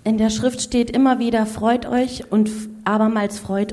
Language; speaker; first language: German; native; German